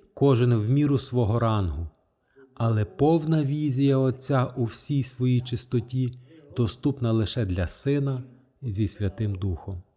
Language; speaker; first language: Ukrainian; non-native, fluent; French